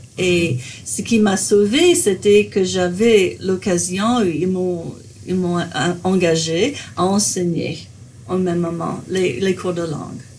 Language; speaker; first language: French; non-native, fluent; English